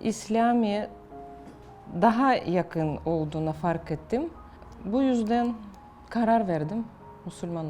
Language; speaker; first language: Turkish; non-native, fluent; Russian